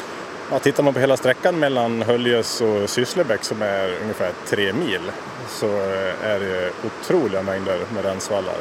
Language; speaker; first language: Swedish; native; Swedish